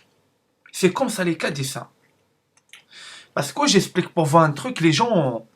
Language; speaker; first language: French; non-native, learner; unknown